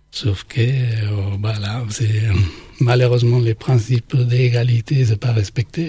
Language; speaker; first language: French; non-native, fluent; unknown